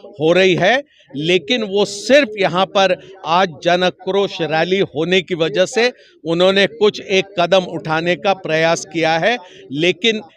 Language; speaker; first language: Hindi; non-native, local second language; Gujarati